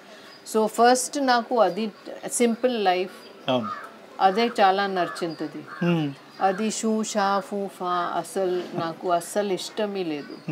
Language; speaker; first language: Telugu; non-native, learner; Hindi